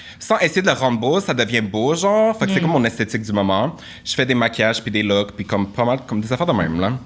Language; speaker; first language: French; native; French